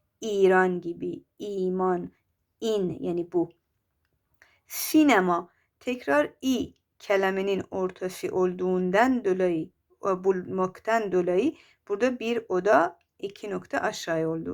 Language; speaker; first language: Turkish; non-native, fluent; Persian